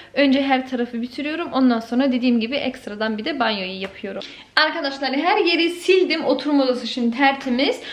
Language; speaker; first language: Turkish; early bilingual, heritage; Turkish